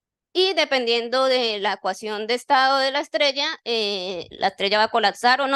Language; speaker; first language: Spanish; native; Spanish